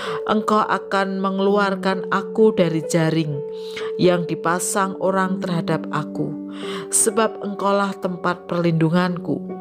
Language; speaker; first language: Indonesian; native; Indonesian